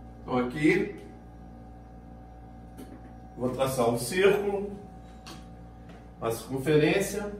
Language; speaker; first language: Portuguese; native; Portuguese